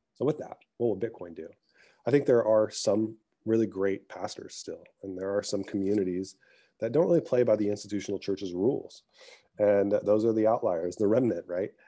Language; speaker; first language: English; early bilingual, other home language; Arabic